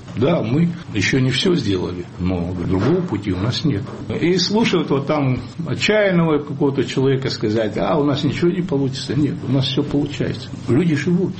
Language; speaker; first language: Russian; non-native, local second language; Abkhazian